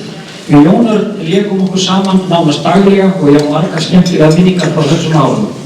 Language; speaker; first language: Icelandic; native; Icelandic